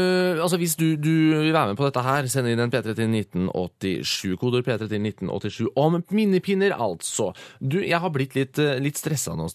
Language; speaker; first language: Norwegian; native; Norwegian